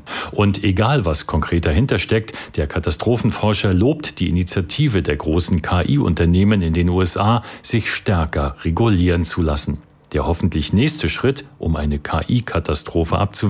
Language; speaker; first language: German; native; German